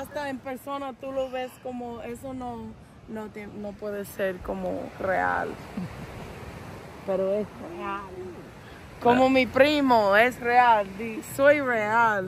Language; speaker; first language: Spanish; non-native, fluent; English